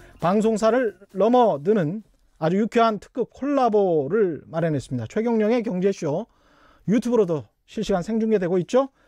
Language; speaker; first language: Korean; native; Korean